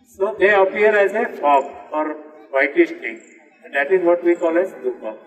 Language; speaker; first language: English; non-native, local second language; Marathi